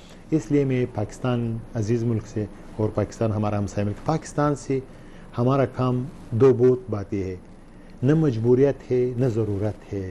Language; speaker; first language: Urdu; non-native, learner; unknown